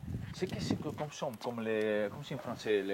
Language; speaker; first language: French; non-native, learner; Spanish